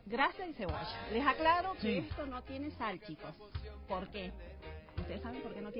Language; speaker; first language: Spanish; native; Spanish